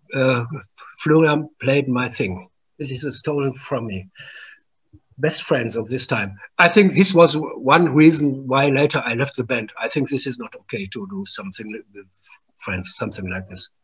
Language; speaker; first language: English; non-native, learner; German